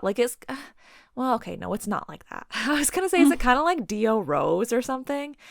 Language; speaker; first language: English; native; English